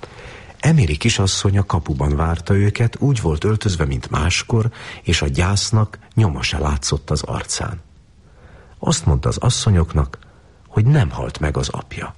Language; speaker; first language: Hungarian; native; Hungarian